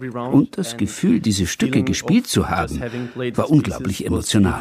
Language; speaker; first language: German; non-native, fluent; Turkish